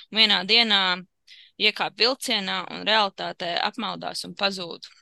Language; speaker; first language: Latvian; native; Latvian